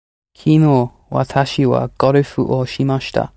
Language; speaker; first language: Japanese; non-native, learner; English